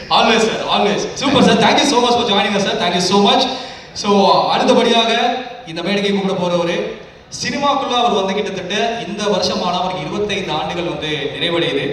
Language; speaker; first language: Tamil; native; Tamil